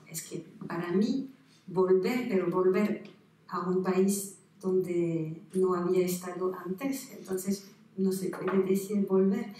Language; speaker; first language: Spanish; non-native, fluent; French